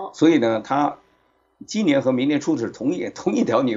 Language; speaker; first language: Chinese; native; Chinese